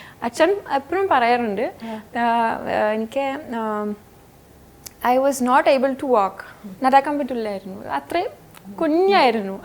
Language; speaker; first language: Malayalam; non-native, fluent; French